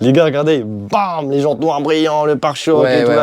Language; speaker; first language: French; native; French